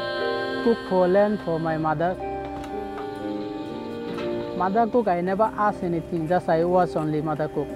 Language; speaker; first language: English; non-native, learner; Bangla